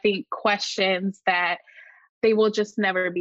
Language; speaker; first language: English; native; English